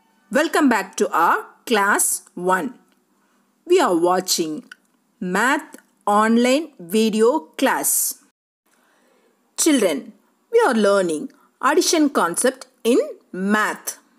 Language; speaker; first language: English; non-native, local second language; Tamil